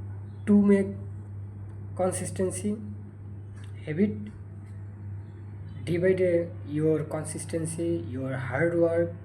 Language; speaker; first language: English; non-native, learner; Bangla